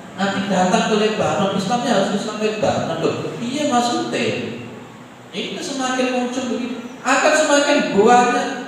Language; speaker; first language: Indonesian; non-native, local second language; Javanese